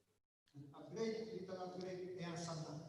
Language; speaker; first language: English; non-native, learner; Italian